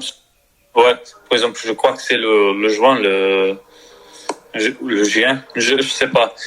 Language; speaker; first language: French; non-native, learner; Spanish